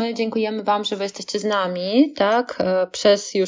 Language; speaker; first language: Polish; non-native, fluent; Russian